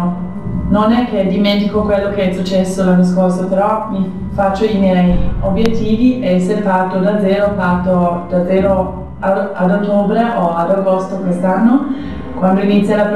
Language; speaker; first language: Italian; non-native, fluent; German